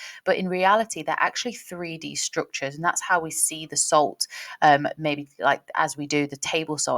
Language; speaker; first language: English; native; English